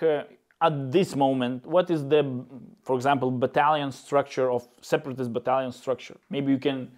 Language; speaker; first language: English; non-native, learner; Lithuanian